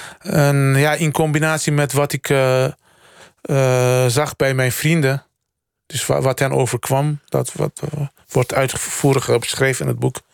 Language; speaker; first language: Dutch; early bilingual, other home language; Turkish